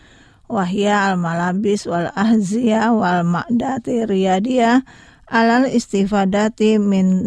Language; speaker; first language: Arabic; non-native, fluent; Indonesian